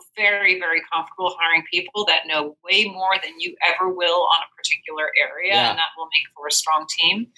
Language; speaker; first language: English; non-native, fluent; Dutch